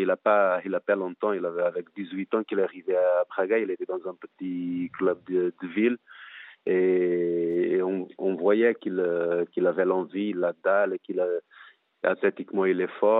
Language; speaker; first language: French; non-native, fluent; Portuguese